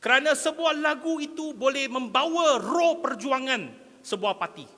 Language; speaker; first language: Malay; non-native, local second language; Chinese